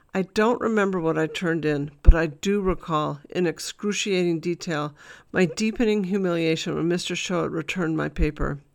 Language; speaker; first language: English; native; English